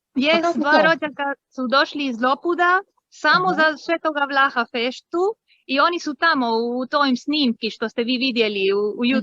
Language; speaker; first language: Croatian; early bilingual, heritage; Croatian